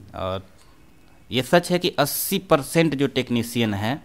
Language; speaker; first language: Hindi; native; Hindi